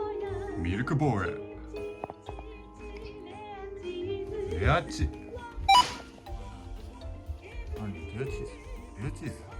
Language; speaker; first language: Japanese; native; Japanese